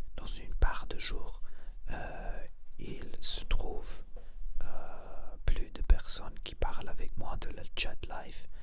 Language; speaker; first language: French; non-native, learner; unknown